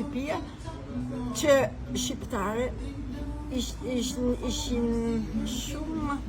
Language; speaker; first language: Albanian; non-native, learner; Italian